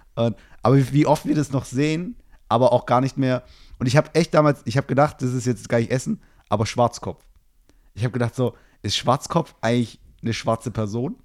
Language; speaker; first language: German; early bilingual, other home language; Turkish